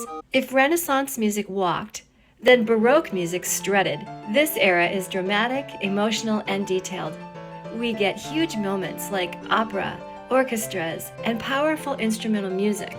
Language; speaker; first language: English; native; English